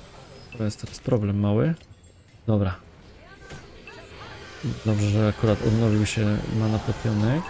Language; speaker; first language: Polish; native; Polish